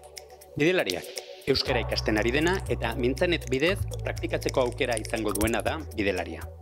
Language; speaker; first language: Basque; native; Basque